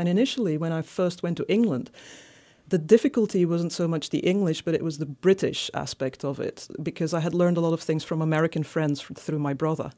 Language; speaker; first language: English; non-native, fluent; Dutch